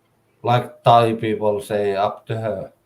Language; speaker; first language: English; non-native, learner; Finnish